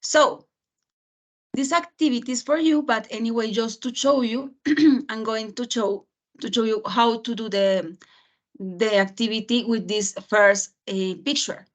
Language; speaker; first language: English; non-native, fluent; Spanish